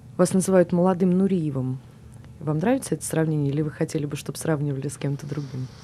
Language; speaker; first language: Russian; native; Russian